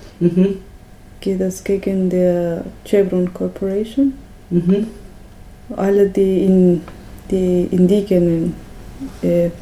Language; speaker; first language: German; non-native, learner; Spanish